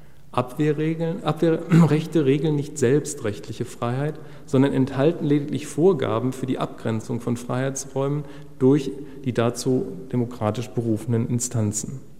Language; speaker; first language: German; native; German